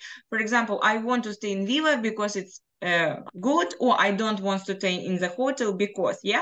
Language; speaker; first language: English; non-native, fluent; Ukrainian